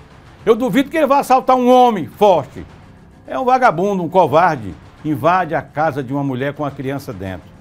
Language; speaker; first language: Portuguese; native; Portuguese